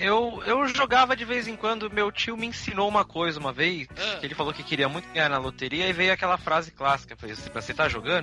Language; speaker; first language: Portuguese; native; Portuguese